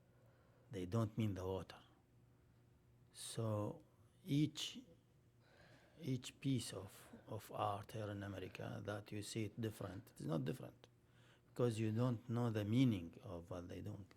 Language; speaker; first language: English; non-native, learner; Arabic